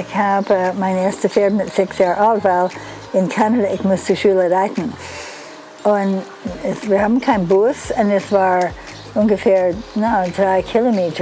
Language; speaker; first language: German; non-native, fluent; English